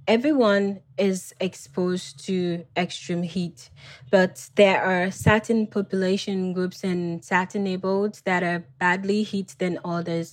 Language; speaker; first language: English; non-native, local second language; Krio